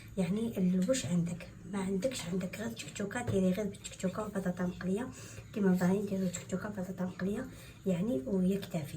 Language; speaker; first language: Arabic; native; Arabic